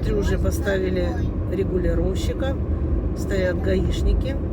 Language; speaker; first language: Russian; native; Russian